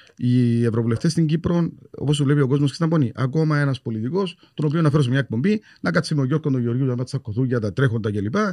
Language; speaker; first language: Greek; native; Greek